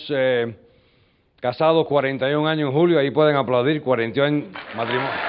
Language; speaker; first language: Spanish; early bilingual, heritage; English